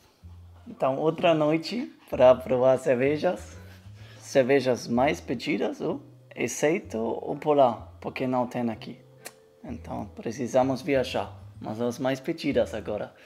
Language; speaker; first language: Portuguese; non-native, learner; German